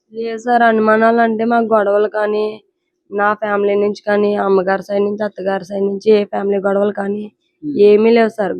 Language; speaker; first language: Telugu; native; Telugu